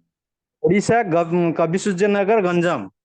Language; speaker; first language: Hindi; non-native, local second language; Odia